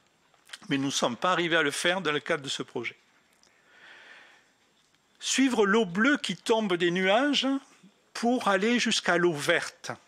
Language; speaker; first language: French; native; French